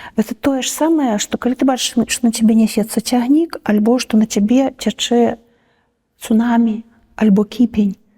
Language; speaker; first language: Belarusian; native; Belarusian